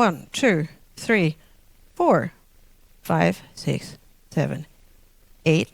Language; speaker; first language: English; non-native, fluent; Dutch